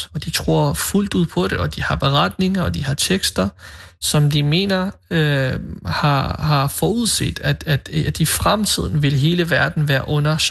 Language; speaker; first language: Danish; early bilingual, other home language; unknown